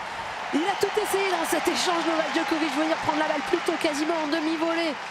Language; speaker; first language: French; native; French